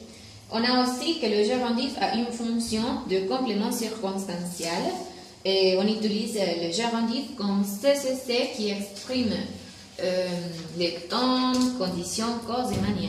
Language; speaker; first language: French; non-native, learner; Spanish